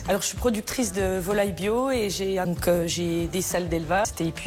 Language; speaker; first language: French; native; French